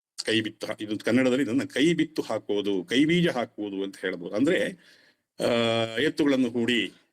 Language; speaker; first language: Kannada; non-native, local second language; Tulu